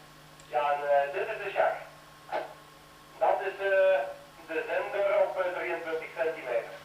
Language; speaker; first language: Dutch; native; Dutch